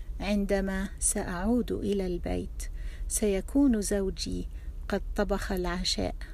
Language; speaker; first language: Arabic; non-native, fluent; English